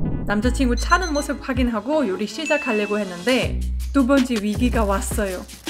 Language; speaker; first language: Korean; non-native, fluent; German